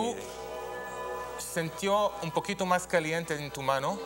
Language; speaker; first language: Spanish; non-native, learner; Hebrew